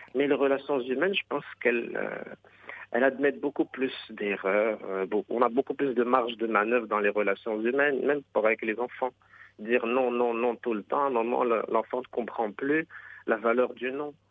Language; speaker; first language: French; non-native, local second language; Arabic